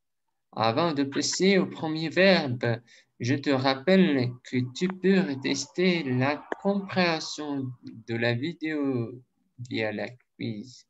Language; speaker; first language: French; non-native, learner; Russian